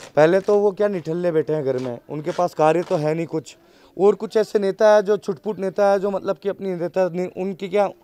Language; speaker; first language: Hindi; native; Hindi